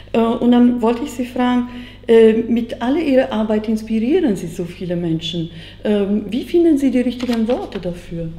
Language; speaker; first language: German; non-native, fluent; Italian